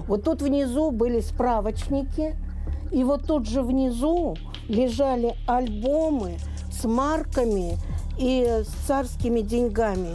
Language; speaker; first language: Russian; native; Russian